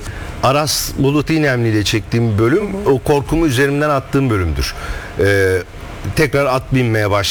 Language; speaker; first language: Turkish; native; Turkish